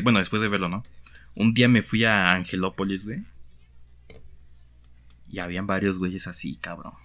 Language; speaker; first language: Spanish; native; Spanish